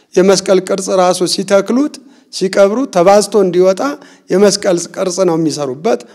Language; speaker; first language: Amharic; non-native, local second language; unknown